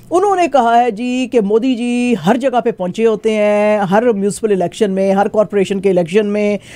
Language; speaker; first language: Urdu; native; Urdu